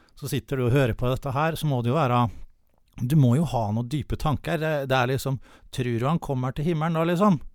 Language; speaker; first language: Norwegian; native; Norwegian